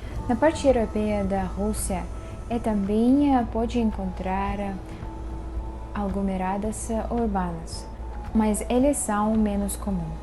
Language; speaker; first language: Portuguese; non-native, fluent; Russian